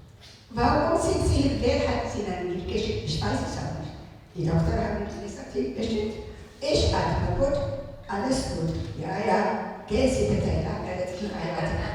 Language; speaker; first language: German; non-native, learner; Tigrinya